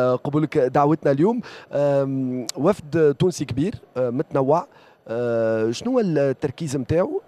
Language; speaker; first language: Arabic; native; Arabic